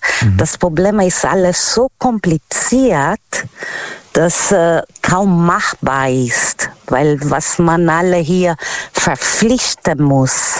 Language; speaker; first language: German; non-native, learner; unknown